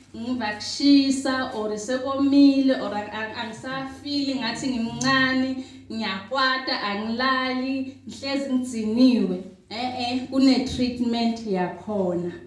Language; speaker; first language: Zulu; non-native, local second language; Swati